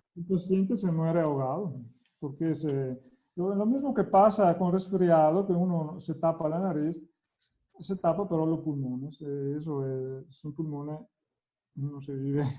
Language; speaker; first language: Spanish; non-native, fluent; Italian